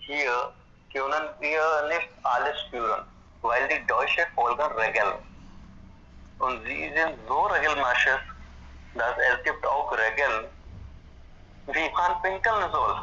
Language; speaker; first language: German; non-native, fluent; Hindi